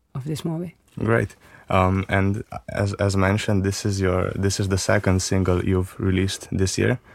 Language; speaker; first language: English; non-native, fluent; Macedonian